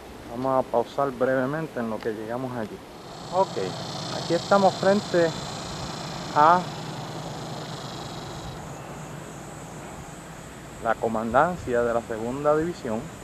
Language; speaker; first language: Spanish; native; Spanish